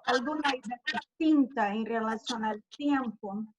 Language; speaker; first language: Spanish; non-native, fluent; Portuguese